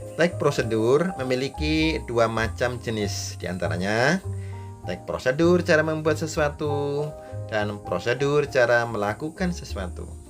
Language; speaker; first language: Indonesian; native; Indonesian